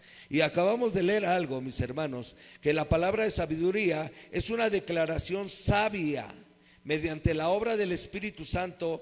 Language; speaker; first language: Spanish; native; Spanish